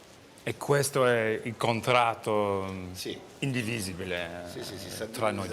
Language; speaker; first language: Italian; non-native, learner; English